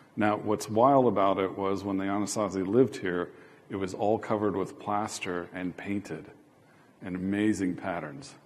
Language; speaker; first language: English; native; English